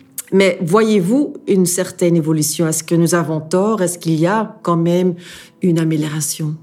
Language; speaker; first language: French; non-native, fluent; Dutch